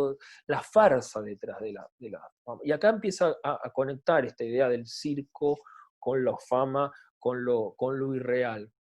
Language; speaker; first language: Spanish; native; Spanish